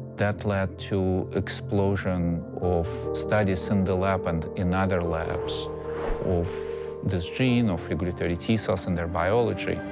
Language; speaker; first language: English; non-native, fluent; Russian